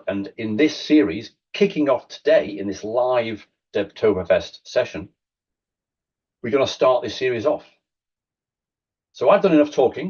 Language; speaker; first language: English; native; English